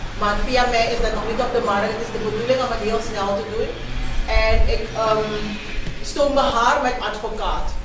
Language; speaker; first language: Dutch; native; Dutch